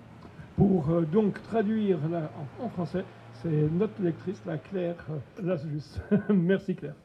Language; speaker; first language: French; native; French